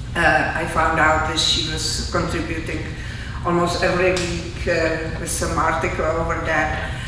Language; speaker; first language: English; non-native, fluent; Czech